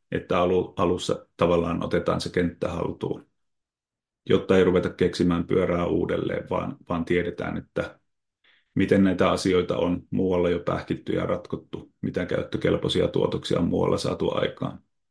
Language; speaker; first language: Finnish; native; Finnish